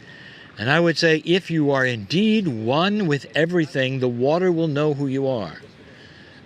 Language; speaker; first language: English; native; English